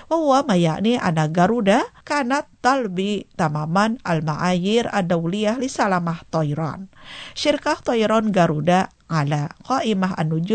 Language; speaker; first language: Arabic; non-native, fluent; Indonesian